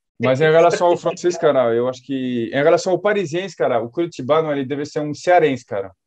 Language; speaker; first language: Portuguese; non-native, fluent; French